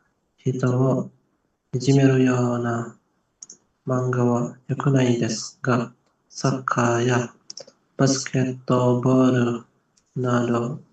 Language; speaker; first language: Japanese; non-native, learner; Indonesian